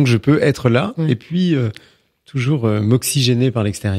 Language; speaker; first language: French; native; French